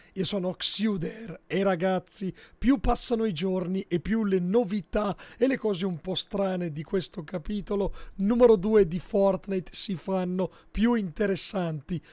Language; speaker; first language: Italian; native; Italian